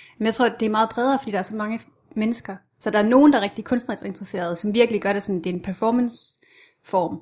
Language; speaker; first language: Danish; native; Danish